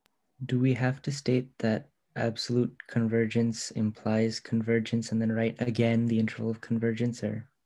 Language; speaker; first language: English; native; English